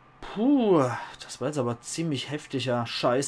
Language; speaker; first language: German; native; German